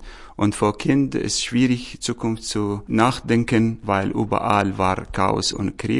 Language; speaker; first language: German; non-native, learner; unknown